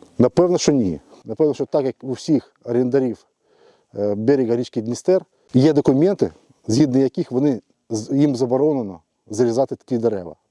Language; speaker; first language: Ukrainian; non-native, local second language; Russian